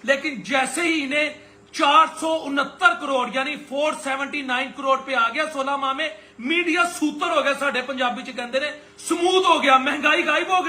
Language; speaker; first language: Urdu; non-native, local second language; Punjabi